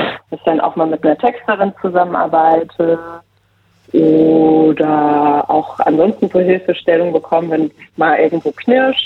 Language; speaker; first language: German; native; German